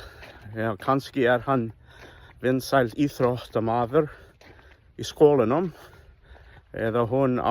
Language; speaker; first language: Icelandic; non-native, learner; English